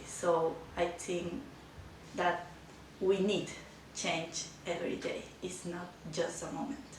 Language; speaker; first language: English; non-native, learner; Spanish